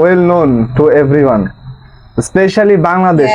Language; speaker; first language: English; non-native, local second language; Bangla